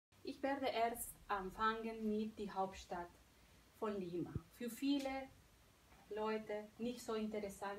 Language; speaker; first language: German; non-native, fluent; Spanish